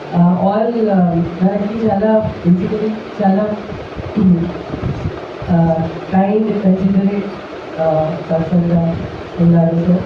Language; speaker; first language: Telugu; non-native, fluent; Hindi